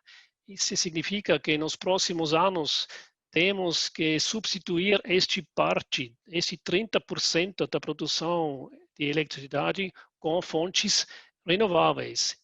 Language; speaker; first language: Portuguese; non-native, fluent; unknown